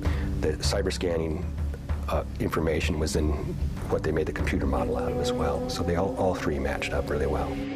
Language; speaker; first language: English; native; English